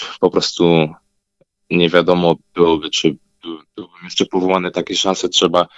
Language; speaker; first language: Polish; early bilingual, heritage; Polish